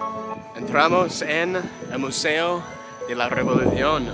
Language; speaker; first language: Spanish; non-native, fluent; English